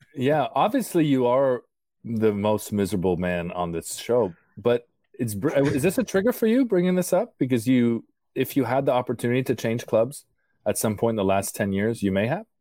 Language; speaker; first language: English; early bilingual, other home language; Portuguese